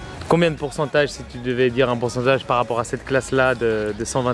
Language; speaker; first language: French; native; French